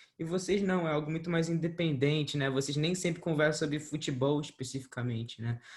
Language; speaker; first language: Portuguese; native; Portuguese